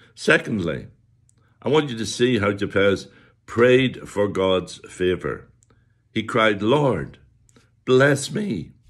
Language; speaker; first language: English; native; English